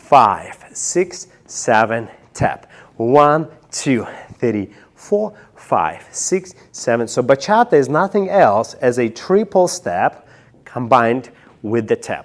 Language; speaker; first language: English; non-native, fluent; Russian